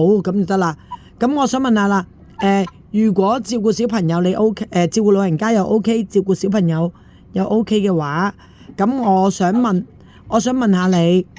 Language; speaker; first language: Cantonese; native; Cantonese